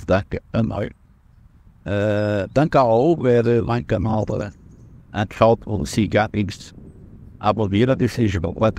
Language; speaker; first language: German; non-native, learner; Portuguese